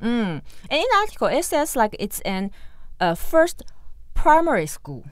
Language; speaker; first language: English; non-native, fluent; Chinese